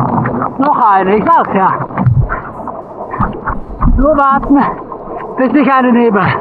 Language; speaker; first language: German; native; German